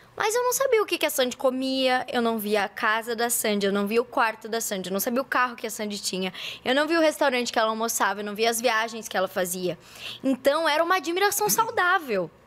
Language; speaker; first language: Portuguese; native; Portuguese